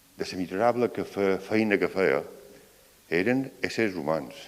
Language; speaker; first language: Catalan; native; Catalan